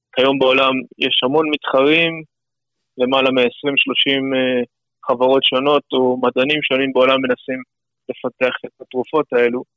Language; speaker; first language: Hebrew; non-native, fluent; English